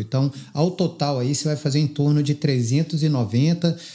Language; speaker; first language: Portuguese; native; Portuguese